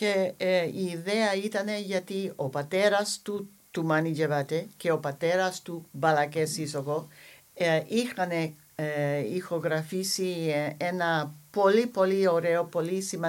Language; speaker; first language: Greek; non-native, fluent; English